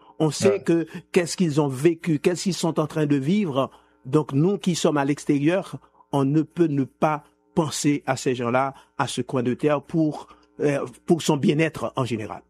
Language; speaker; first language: French; non-native, local second language; Haitian Creole